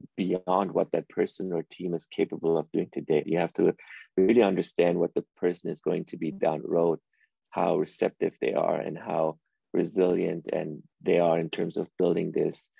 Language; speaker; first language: English; early bilingual, other home language; Persian